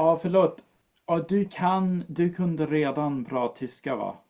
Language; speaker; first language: Swedish; non-native, fluent; English